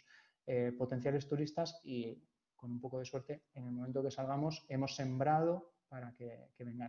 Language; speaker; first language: Spanish; native; Spanish